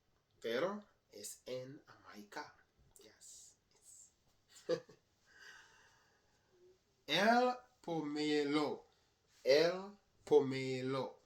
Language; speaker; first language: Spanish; non-native, learner; English